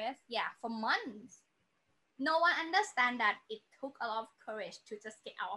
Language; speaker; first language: English; non-native, learner; Thai